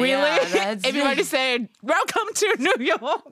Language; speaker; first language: English; non-native, learner; Japanese